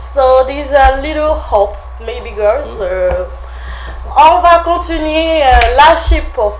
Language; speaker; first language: English; non-native, learner; French